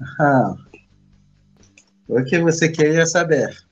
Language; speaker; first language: Portuguese; non-native, learner; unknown